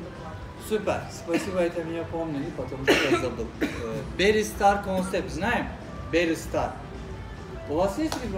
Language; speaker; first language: Russian; non-native, learner; Turkish